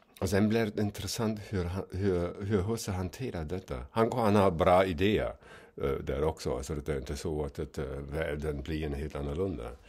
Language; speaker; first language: Swedish; non-native, fluent; German